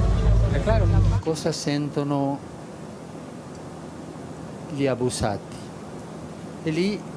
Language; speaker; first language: Italian; early bilingual, heritage; Spanish